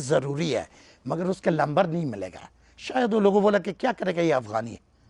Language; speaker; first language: Hindi; non-native, learner; Persian